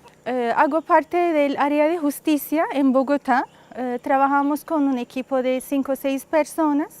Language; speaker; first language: Spanish; non-native, fluent; Turkish